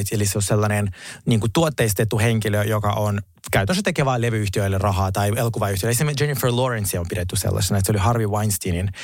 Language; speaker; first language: Finnish; non-native, fluent; Russian